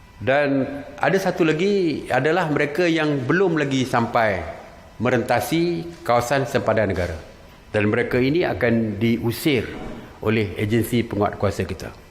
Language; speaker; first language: Malay; native; Malay